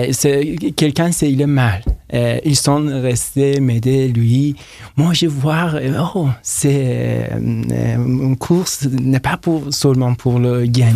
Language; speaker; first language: French; non-native, learner; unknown